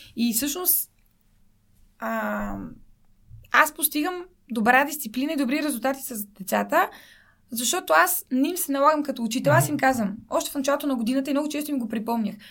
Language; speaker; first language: Bulgarian; native; Bulgarian